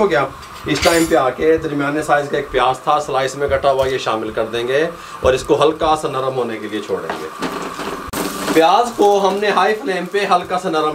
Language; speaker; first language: Hindi; non-native, local second language; Punjabi